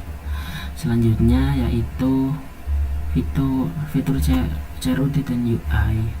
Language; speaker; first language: Indonesian; native; Indonesian